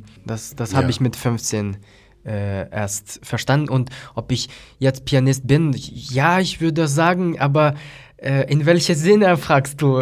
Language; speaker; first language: German; non-native, fluent; Lithuanian